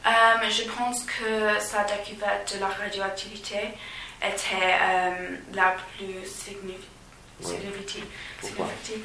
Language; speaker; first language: French; non-native, fluent; English